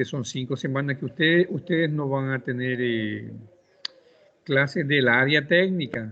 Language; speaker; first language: Spanish; native; Spanish